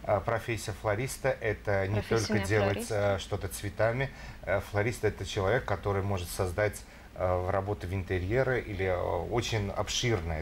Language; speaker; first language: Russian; non-native, fluent; Romanian